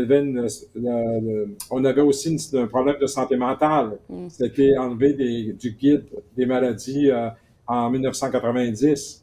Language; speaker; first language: French; native; French